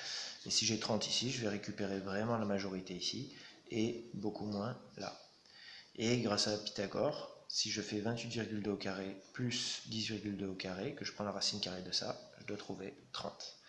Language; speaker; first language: French; native; French